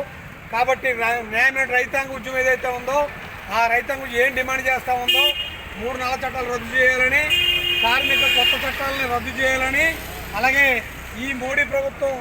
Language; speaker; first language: Telugu; native; Telugu